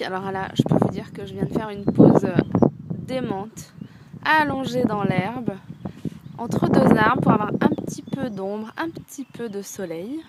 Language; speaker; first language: French; native; French